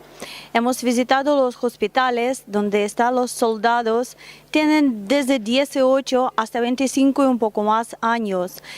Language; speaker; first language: Spanish; non-native, learner; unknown